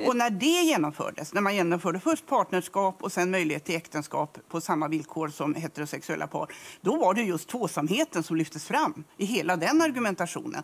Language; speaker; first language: Swedish; native; Swedish